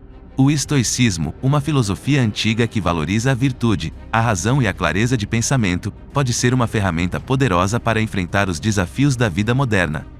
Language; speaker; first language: Portuguese; native; Portuguese